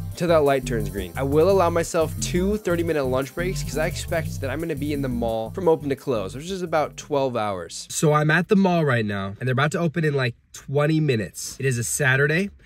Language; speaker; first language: English; native; English